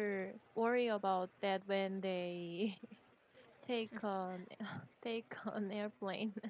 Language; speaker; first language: English; non-native, learner; Korean